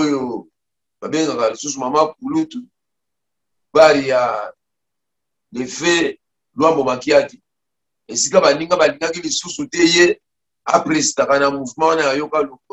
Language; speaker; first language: French; non-native, local second language; Lingala